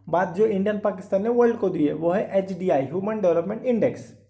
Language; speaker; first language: Hindi; non-native, local second language; Marathi